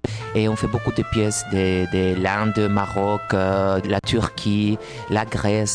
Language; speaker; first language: French; non-native, fluent; Spanish